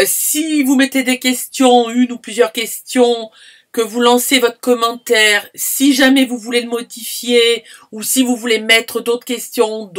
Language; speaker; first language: French; native; French